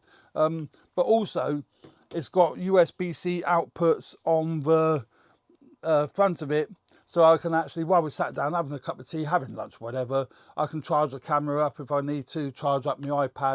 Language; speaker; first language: English; native; English